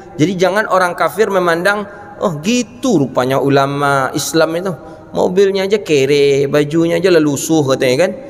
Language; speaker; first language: Malay; non-native, local second language; Minangkabau